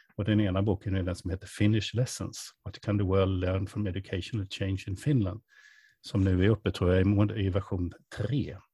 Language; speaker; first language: Swedish; native; Swedish